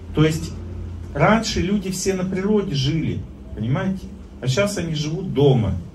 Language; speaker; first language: Russian; native; Russian